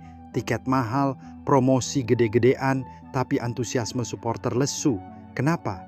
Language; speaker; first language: Indonesian; native; Indonesian